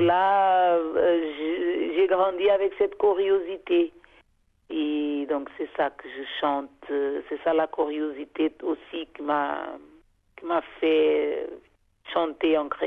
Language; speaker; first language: French; non-native, fluent; Portuguese